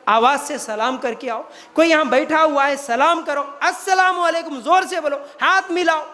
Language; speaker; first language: Hindi; non-native, local second language; Urdu